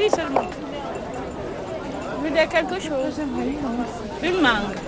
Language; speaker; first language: French; non-native, local second language; Lingala